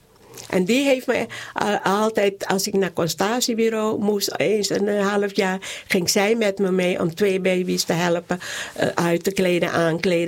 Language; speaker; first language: Dutch; non-native, local second language; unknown